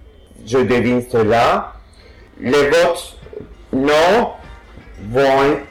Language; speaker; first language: French; non-native, fluent; Turkish